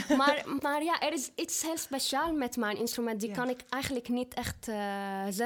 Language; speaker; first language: Dutch; non-native, fluent; Arabic